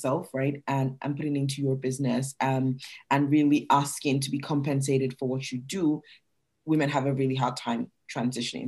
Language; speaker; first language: English; non-native, local second language; Yoruba